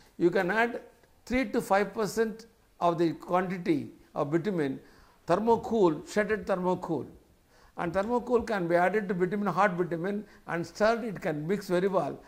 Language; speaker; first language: English; non-native, local second language; Tamil